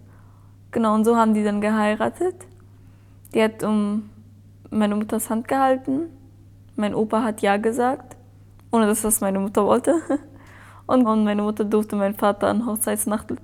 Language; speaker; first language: German; early bilingual, other home language; Persian